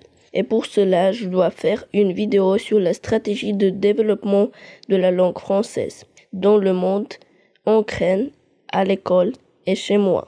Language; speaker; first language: French; non-native, learner; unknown